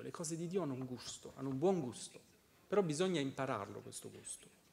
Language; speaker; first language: Italian; native; Italian